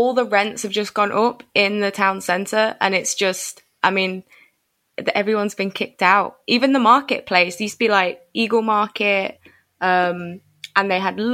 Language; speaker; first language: English; native; English